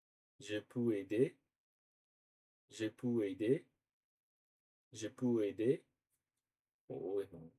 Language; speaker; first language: French; non-native, learner; Portuguese